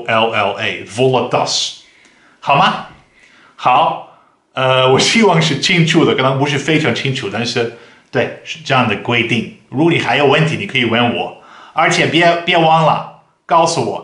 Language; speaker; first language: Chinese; non-native, fluent; Dutch